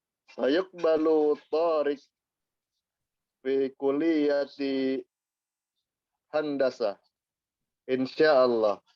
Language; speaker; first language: Arabic; non-native, learner; Indonesian